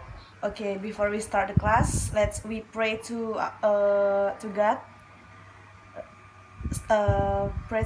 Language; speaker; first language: English; non-native, local second language; Indonesian